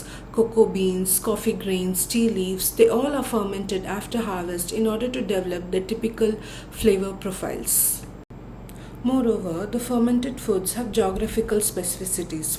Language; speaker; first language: English; non-native, local second language; Tamil